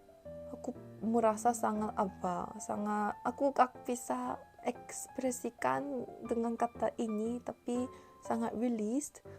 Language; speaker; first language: Indonesian; non-native, learner; Korean